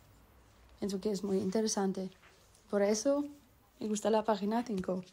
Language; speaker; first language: Spanish; non-native, learner; German